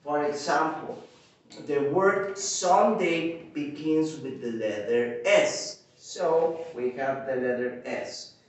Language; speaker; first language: English; non-native, fluent; Spanish